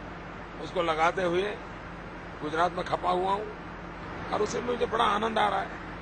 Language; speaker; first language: Hindi; non-native, local second language; Gujarati